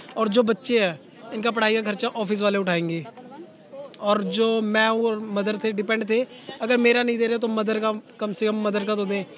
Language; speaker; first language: Hindi; native; Hindi